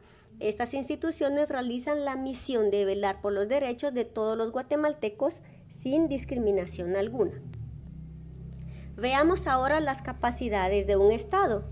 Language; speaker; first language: Spanish; native; Spanish